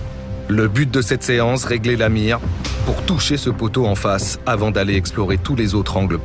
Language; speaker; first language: French; native; French